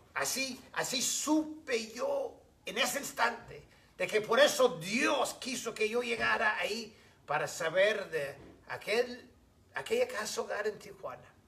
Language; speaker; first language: Spanish; non-native, fluent; English